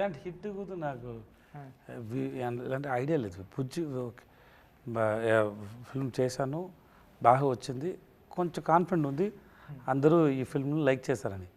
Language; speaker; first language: Telugu; non-native, learner; Tamil